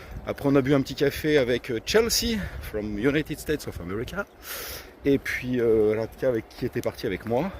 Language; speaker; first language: French; native; French